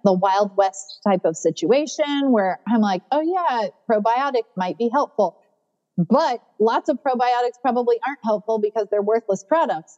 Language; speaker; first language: English; native; English